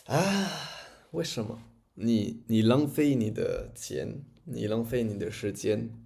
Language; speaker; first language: Chinese; non-native, learner; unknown